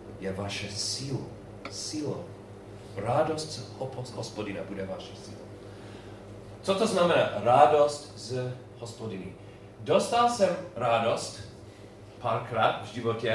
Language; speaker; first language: Czech; non-native, learner; English